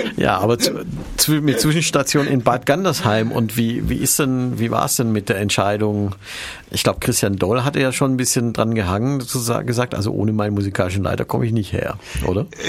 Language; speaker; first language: German; native; German